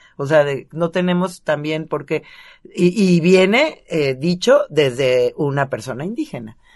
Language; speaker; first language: Spanish; native; Spanish